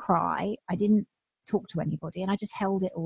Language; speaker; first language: English; native; English